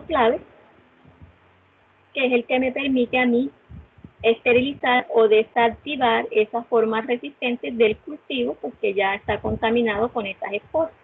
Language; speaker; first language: Spanish; native; Spanish